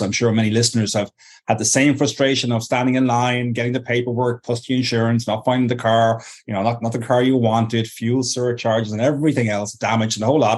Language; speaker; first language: English; native; English